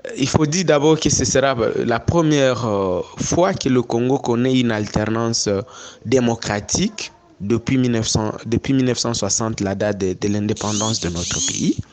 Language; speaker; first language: French; non-native, local second language; Swahili